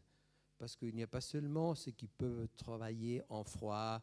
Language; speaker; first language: French; non-native, fluent; Spanish